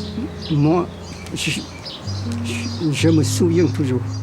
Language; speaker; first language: French; non-native, fluent; Khmer